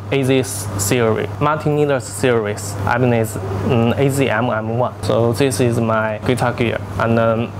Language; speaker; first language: English; non-native, learner; Chinese